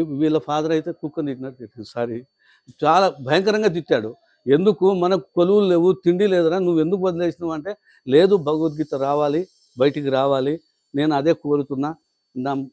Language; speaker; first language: Telugu; non-native, local second language; Lambadi